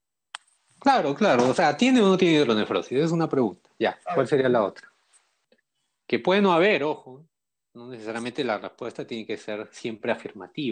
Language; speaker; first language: Spanish; native; Spanish